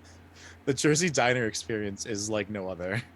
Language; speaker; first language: English; native; English